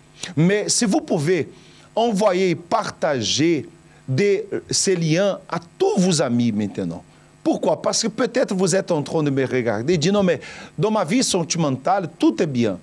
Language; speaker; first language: French; non-native, fluent; Portuguese